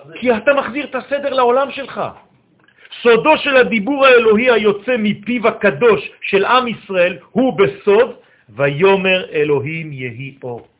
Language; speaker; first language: Hebrew; non-native, fluent; French